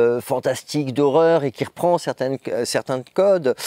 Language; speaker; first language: French; native; French